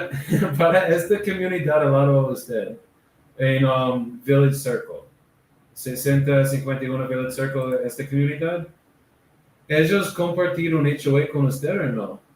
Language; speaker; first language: Spanish; non-native, learner; English